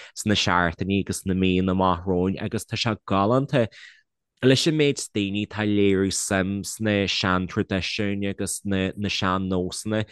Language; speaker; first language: Irish; non-native, local second language; English